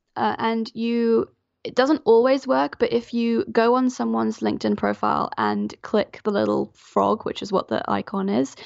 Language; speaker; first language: English; non-native, fluent; French